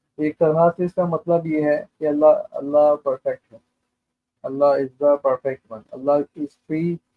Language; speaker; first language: Urdu; native; Urdu